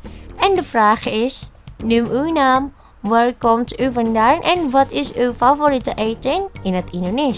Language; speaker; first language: Dutch; non-native, fluent; Indonesian